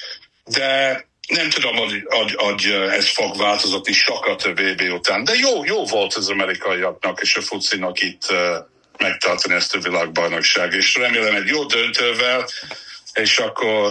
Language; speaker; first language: Hungarian; non-native, learner; English